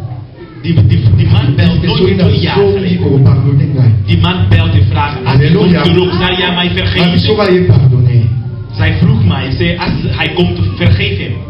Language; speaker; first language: Dutch; non-native, fluent; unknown